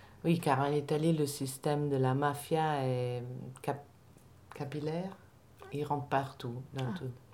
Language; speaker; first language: French; non-native, fluent; Italian